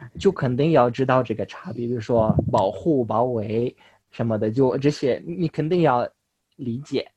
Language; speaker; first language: Chinese; non-native, fluent; Russian